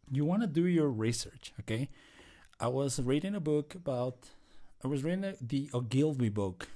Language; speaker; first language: English; non-native, fluent; Spanish